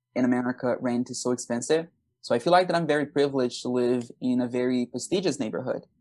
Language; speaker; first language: English; non-native, fluent; Portuguese